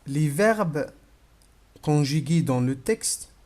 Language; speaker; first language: French; non-native, local second language; Arabic